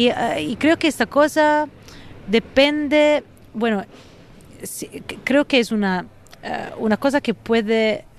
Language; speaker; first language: Spanish; non-native, fluent; Italian